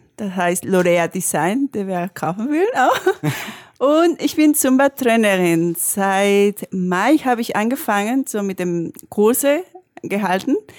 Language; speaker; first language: German; non-native, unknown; Spanish